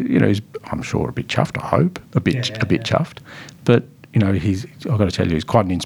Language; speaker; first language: English; native; English